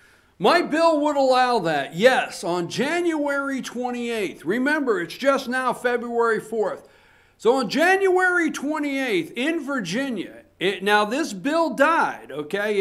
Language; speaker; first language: English; native; English